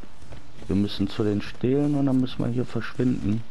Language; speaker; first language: German; native; German